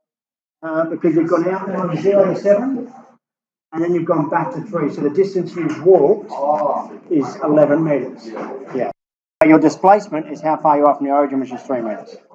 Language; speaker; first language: English; native; English